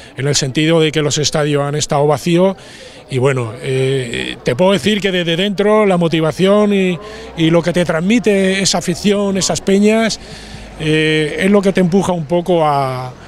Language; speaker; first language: Spanish; native; Spanish